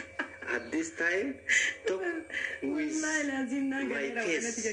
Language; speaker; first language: English; non-native, learner; Oromo